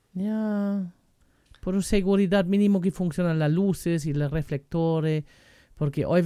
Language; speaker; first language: Spanish; non-native, fluent; German